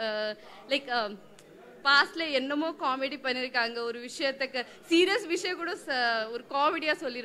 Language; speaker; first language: Tamil; non-native, learner; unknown